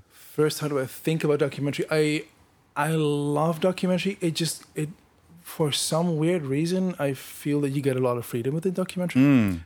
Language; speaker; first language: English; non-native, fluent; Dutch